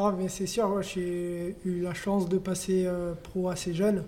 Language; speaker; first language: French; native; French